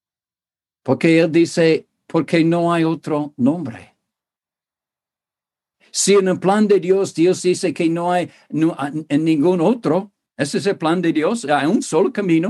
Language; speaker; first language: Spanish; non-native, fluent; English